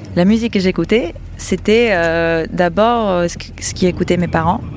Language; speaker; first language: French; non-native, fluent; English